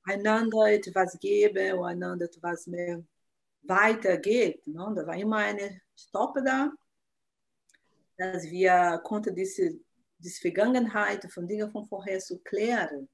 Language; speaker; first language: German; non-native, learner; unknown